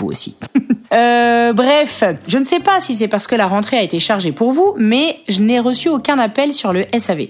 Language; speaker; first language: French; native; French